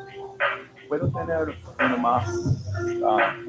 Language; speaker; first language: Spanish; non-native, learner; English